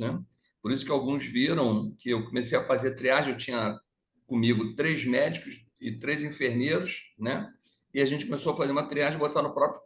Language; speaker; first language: Portuguese; native; Portuguese